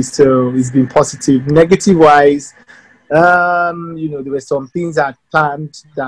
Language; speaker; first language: English; non-native, local second language; Yoruba